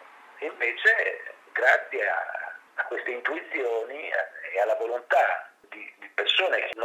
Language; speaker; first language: Italian; native; Italian